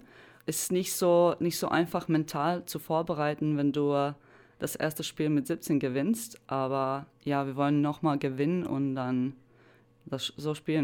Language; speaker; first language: German; non-native, fluent; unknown